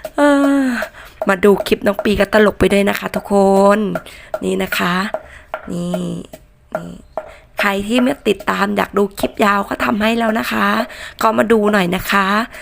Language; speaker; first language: Thai; non-native, local second language; Northern Khmer